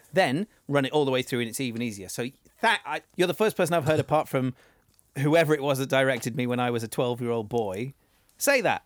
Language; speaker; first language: English; native; English